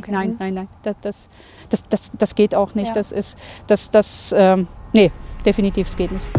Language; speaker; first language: German; native; German